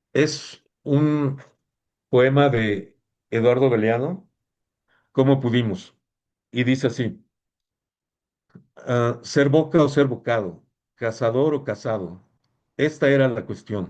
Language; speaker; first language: Spanish; native; Spanish